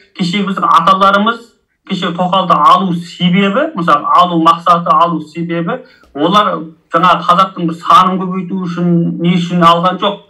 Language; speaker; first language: Kazakh; early bilingual, heritage; Kazakh